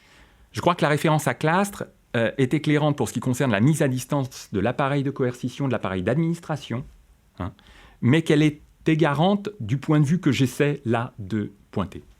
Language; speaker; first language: French; native; French